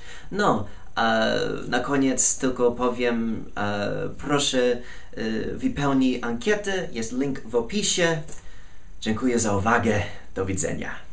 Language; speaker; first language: Polish; non-native, fluent; English